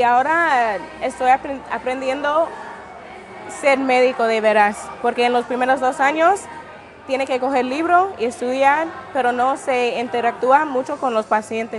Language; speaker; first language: Spanish; non-native, fluent; English